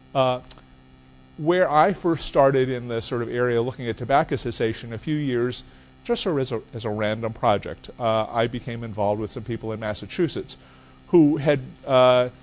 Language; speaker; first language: English; native; English